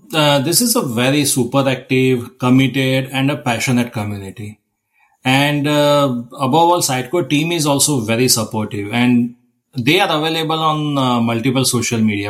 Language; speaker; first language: English; non-native, local second language; Gujarati